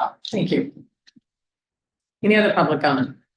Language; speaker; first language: English; native; English